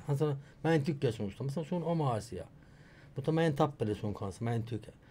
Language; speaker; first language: Finnish; non-native, fluent; Persian